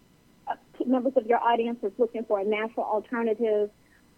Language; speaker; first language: English; native; English